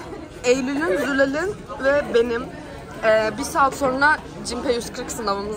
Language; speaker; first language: Turkish; native; Turkish